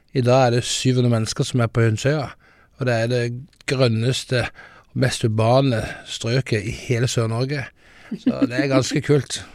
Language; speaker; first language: Norwegian; early bilingual, heritage; Norwegian